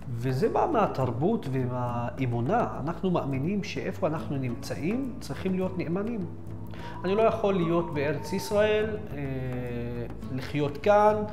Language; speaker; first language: Hebrew; non-native, local second language; Arabic